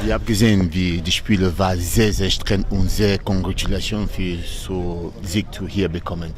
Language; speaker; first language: German; non-native, learner; French